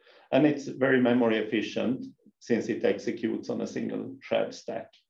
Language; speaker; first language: English; non-native, fluent; Swedish